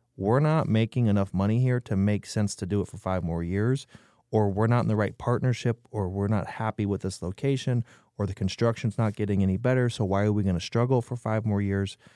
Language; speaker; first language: English; native; English